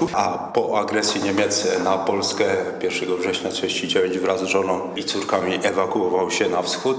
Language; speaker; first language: Polish; native; Polish